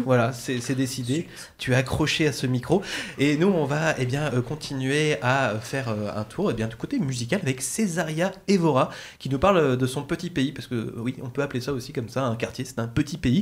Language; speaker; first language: French; native; French